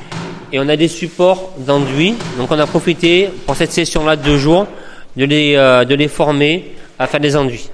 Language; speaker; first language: French; native; French